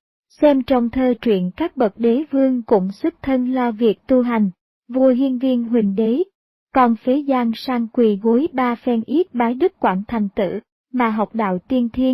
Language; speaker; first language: Vietnamese; native; Vietnamese